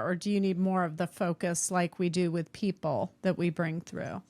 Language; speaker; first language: English; native; English